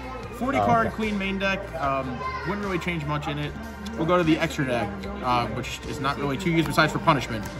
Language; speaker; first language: English; native; English